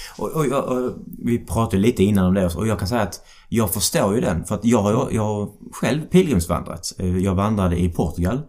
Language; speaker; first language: Swedish; native; Swedish